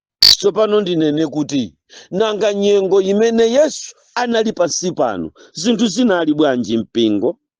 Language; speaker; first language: Nyanja; non-native, local second language; Yao